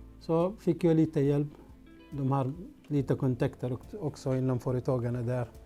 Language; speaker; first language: Swedish; non-native, fluent; Arabic